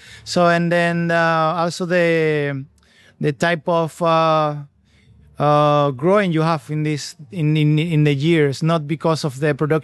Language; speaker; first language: English; non-native, fluent; Spanish